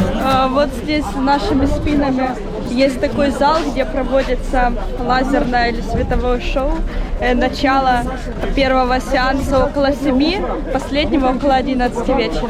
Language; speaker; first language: Russian; native; Russian